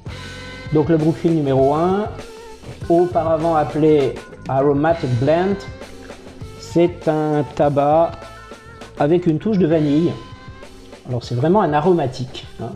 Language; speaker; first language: French; native; French